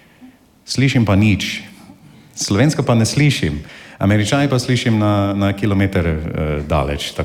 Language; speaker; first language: Slovenian; non-native, fluent; English